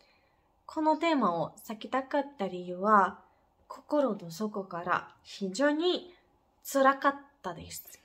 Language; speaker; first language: Japanese; non-native, fluent; Ukrainian